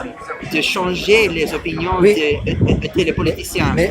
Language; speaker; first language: French; non-native, learner; English